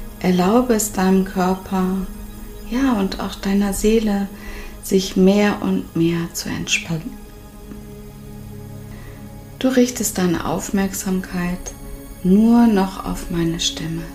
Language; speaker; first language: German; native; German